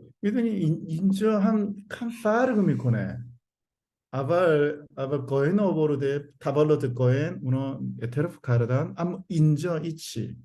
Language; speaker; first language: Persian; non-native, learner; Korean